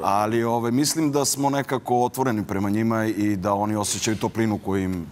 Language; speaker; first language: Serbian; native; Serbian